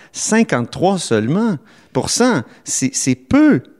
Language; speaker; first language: French; native; French